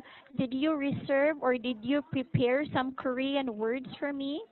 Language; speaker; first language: English; non-native, local second language; Filipino